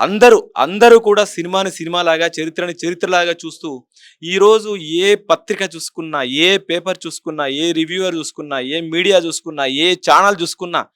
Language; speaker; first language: Telugu; native; Telugu